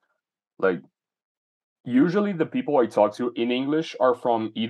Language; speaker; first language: English; non-native, fluent; Portuguese